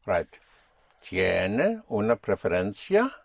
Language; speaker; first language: Spanish; non-native, fluent; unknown